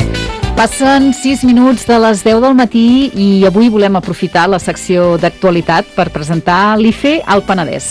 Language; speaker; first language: Catalan; native; Catalan